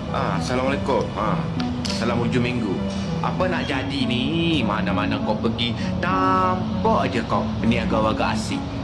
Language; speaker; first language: Malay; native; Malay